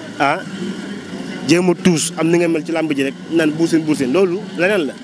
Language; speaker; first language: Wolof; native; Wolof